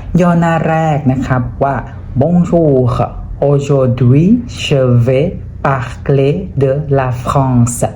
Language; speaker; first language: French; non-native, fluent; Thai